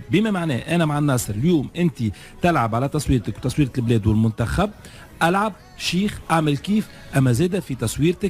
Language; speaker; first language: Arabic; native; Arabic